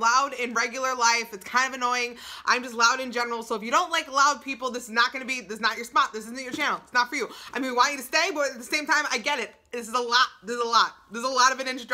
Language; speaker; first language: English; native; English